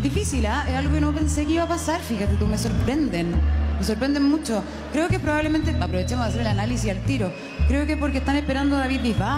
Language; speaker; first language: Spanish; native; Spanish